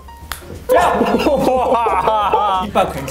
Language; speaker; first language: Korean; non-native, learner; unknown